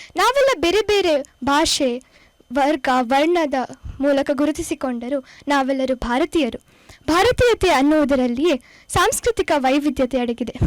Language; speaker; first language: Kannada; non-native, local second language; Konkani